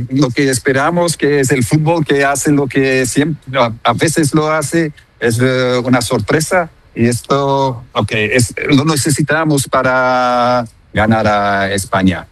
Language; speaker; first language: Spanish; non-native, learner; Dutch